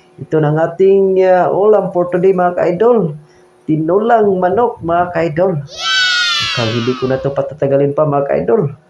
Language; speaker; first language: Filipino; non-native, local second language; Cebuano